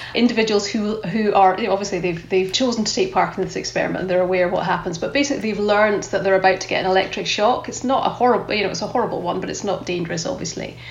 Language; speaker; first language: English; native; English